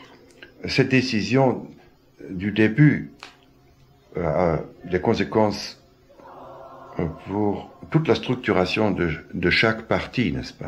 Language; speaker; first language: French; non-native, fluent; German